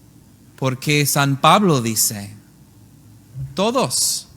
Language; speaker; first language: Spanish; non-native, learner; English